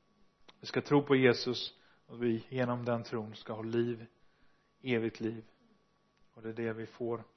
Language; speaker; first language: Swedish; non-native, fluent; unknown